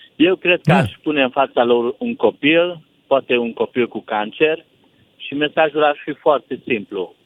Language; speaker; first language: Romanian; non-native, local second language; Hungarian